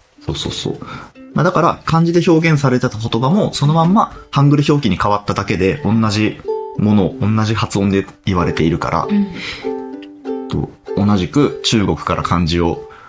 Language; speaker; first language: Japanese; native; Japanese